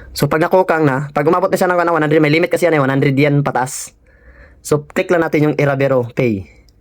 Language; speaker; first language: Filipino; non-native, local second language; Cebuano